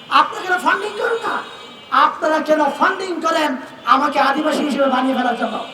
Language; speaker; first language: Bangla; non-native, local second language; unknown